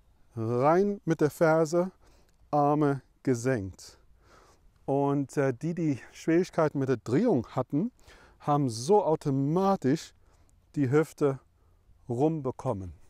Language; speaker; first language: German; non-native, fluent; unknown